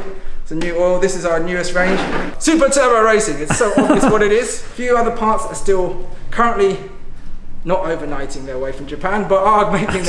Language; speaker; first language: English; native; English